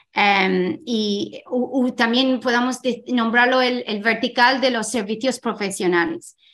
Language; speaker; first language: Spanish; non-native, fluent; English